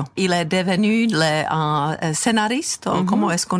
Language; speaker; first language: French; non-native, fluent; Czech